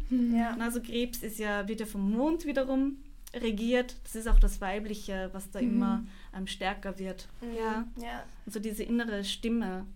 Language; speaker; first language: German; native; German